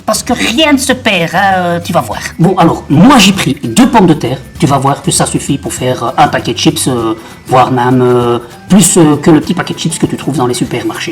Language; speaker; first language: French; native; French